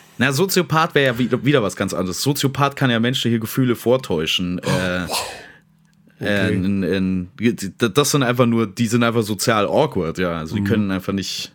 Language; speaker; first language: German; native; German